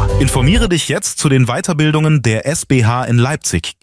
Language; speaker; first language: German; native; German